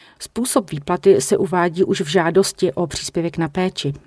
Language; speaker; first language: Czech; native; Czech